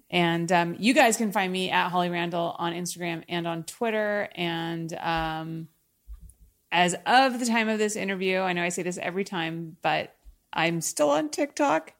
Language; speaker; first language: English; native; English